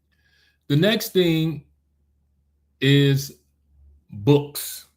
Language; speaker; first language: English; native; English